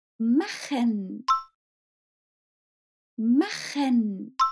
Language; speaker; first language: German; non-native, fluent; Portuguese